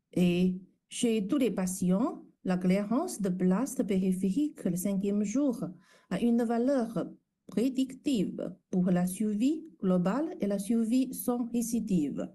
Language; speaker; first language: French; non-native, fluent; Chinese